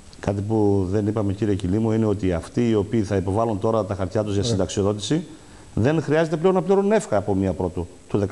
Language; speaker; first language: Greek; native; Greek